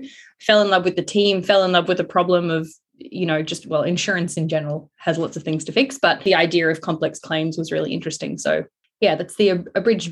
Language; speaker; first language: English; native; English